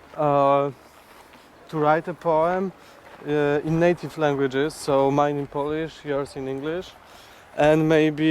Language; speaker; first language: English; non-native, fluent; Polish